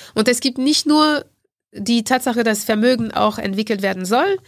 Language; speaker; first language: German; non-native, fluent; French